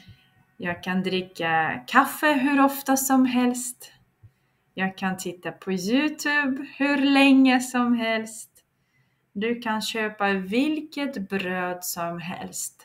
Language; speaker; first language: Swedish; non-native, fluent; Russian